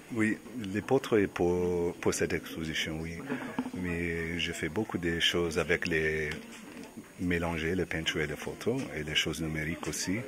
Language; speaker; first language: French; non-native, learner; English